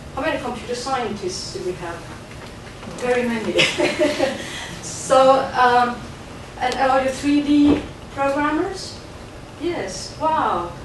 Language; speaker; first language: English; non-native, fluent; Swedish